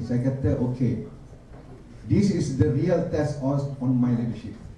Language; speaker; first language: English; non-native, local second language; Malay